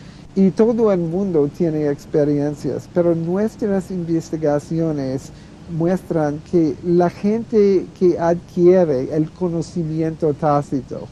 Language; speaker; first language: Spanish; non-native, fluent; English